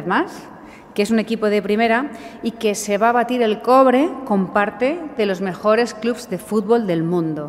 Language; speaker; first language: Spanish; native; Spanish